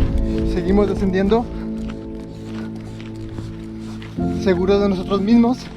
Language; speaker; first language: Spanish; native; Spanish